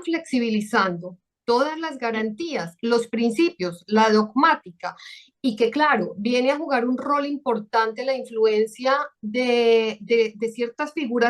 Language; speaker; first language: Spanish; native; Spanish